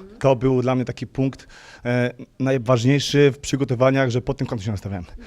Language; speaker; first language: Polish; native; Polish